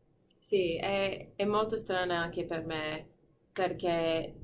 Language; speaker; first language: Italian; non-native, fluent; English